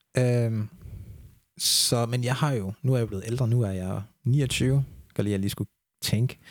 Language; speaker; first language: Danish; early bilingual, other home language; English